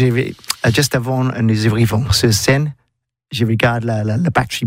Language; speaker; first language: French; non-native, learner; English